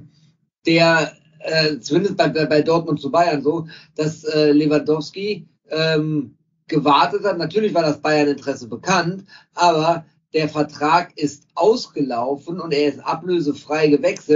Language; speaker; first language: German; native; German